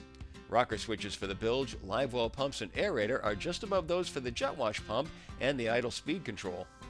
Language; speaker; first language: English; native; English